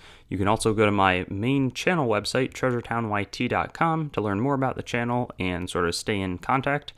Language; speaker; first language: English; native; English